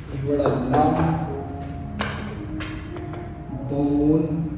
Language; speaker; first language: Vietnamese; non-native, learner; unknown